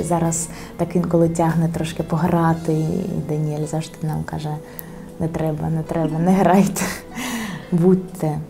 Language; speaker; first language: Ukrainian; native; Ukrainian